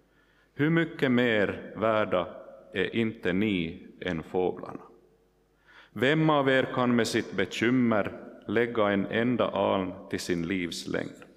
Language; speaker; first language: Swedish; non-native, local second language; Finnish